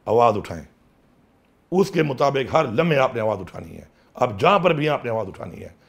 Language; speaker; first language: Urdu; non-native, local second language; Pashto